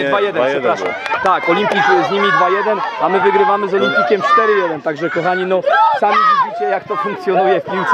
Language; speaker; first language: Polish; native; Polish